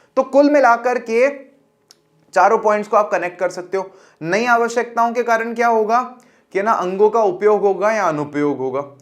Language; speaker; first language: Hindi; native; Hindi